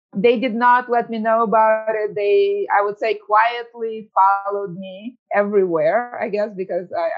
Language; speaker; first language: English; early bilingual, other home language; Ukrainian